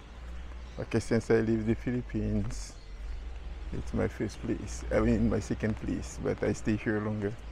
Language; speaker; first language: English; non-native, learner; French